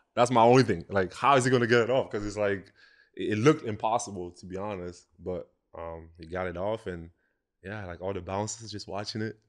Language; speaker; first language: English; non-native, local second language; French